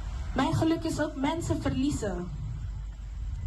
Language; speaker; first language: Dutch; non-native, local second language; Papiamento